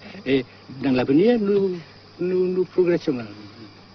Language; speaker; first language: French; non-native, fluent; Vietnamese